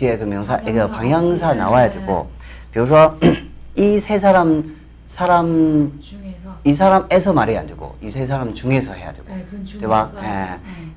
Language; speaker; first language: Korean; non-native, fluent; Chinese